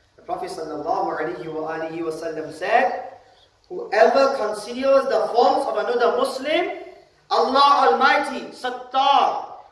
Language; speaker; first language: English; early bilingual, other home language; Urdu